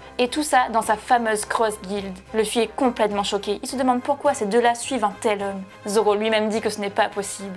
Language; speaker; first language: French; native; French